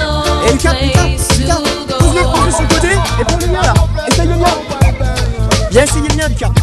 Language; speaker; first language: French; native; French